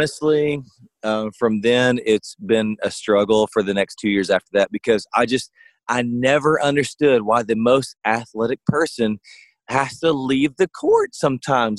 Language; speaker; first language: English; native; English